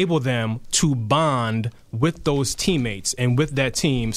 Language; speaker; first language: English; native; English